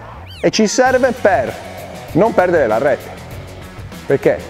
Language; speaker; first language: Italian; native; Italian